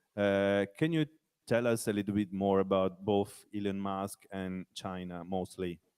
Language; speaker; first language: English; non-native, fluent; Italian